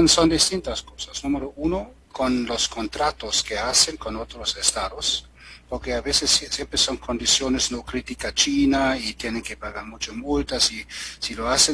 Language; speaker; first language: Spanish; non-native, fluent; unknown